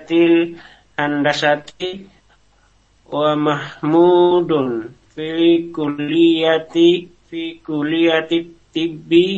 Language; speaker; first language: Arabic; non-native, learner; Indonesian